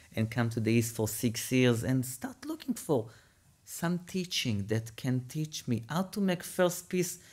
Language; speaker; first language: English; non-native, fluent; Hebrew